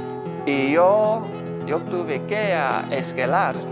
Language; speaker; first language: Spanish; non-native, learner; English